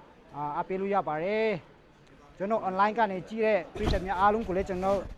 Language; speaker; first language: Burmese; non-native, local second language; Hakha Chin